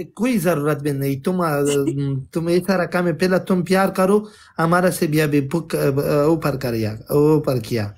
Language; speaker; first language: Hindi; non-native, local second language; Pashto